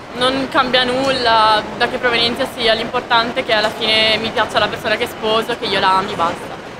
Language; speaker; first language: Italian; native; Italian